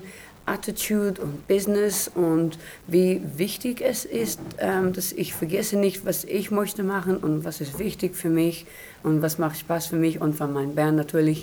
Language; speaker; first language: German; non-native, learner; Hebrew